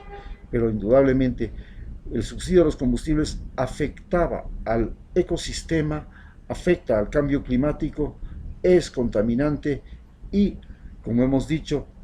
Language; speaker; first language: Spanish; native; Spanish